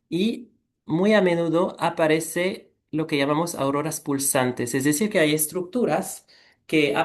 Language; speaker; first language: Spanish; non-native, fluent; French